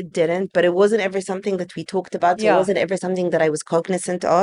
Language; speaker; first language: English; native; English